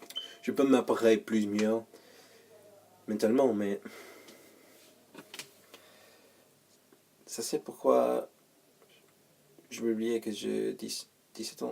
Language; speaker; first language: French; non-native, learner; English